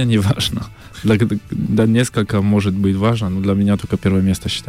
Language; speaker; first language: Russian; early bilingual, heritage; French